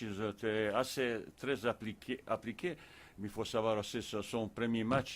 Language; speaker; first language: French; non-native, fluent; Bosnian